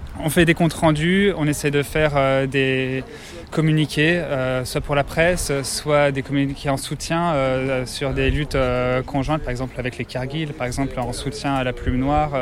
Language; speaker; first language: French; native; French